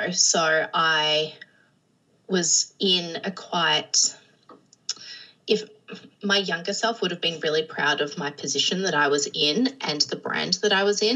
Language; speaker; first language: English; native; English